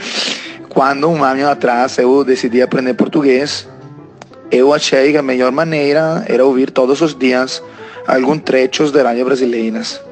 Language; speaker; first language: Portuguese; non-native, learner; Italian